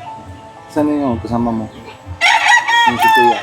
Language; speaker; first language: Filipino; non-native, learner; Punjabi